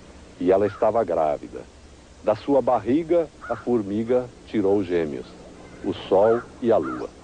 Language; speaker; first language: Portuguese; native; Portuguese